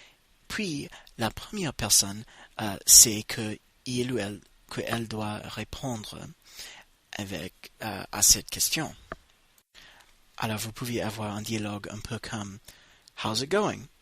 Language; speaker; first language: French; non-native, fluent; English